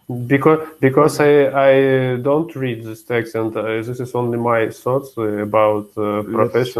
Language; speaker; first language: English; non-native, learner; Russian